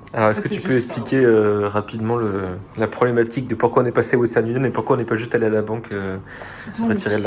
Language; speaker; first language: French; native; French